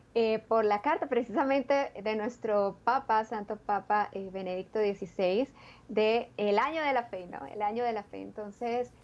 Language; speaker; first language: Spanish; native; Spanish